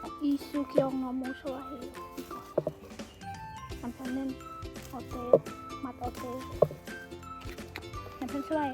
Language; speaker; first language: Korean; non-native, learner; Lao